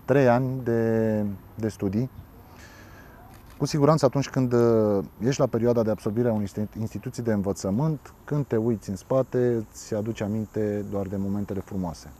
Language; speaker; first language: Romanian; native; Romanian